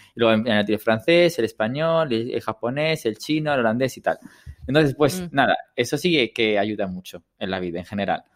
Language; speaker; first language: Spanish; non-native, fluent; Italian